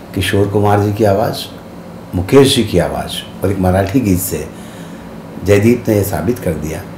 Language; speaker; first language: Hindi; native; Hindi